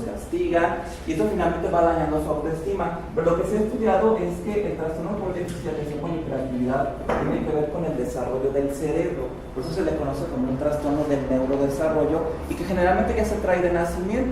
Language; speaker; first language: Spanish; native; Spanish